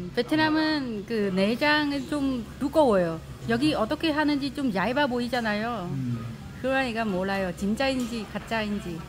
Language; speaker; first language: Korean; non-native, learner; Vietnamese